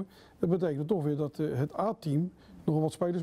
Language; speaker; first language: Dutch; native; Dutch